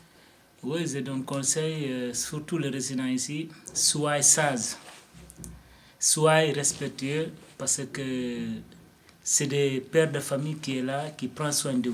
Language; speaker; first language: French; non-native, local second language; Fula